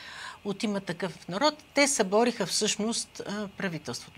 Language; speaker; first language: Bulgarian; native; Bulgarian